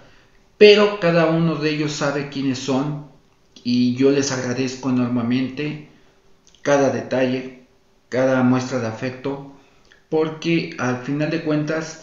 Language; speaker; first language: Spanish; native; Spanish